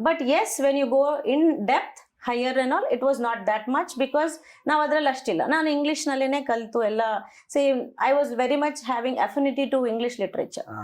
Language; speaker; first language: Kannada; non-native, local second language; Telugu